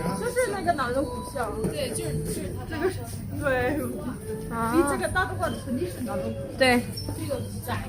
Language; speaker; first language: Chinese; non-native, learner; Urdu